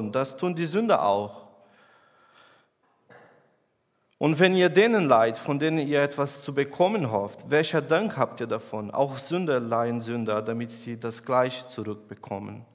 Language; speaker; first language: German; non-native, fluent; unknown